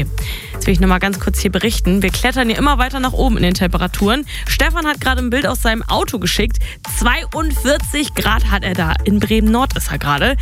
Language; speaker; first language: German; native; German